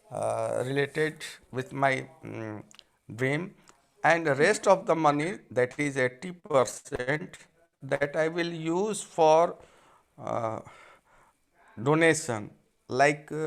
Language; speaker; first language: English; non-native, fluent; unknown